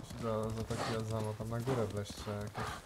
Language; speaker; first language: Polish; native; Polish